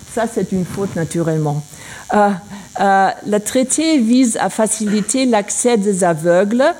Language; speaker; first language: French; non-native, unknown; German